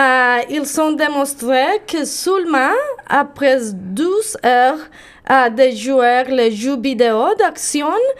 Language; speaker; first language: French; non-native, learner; Spanish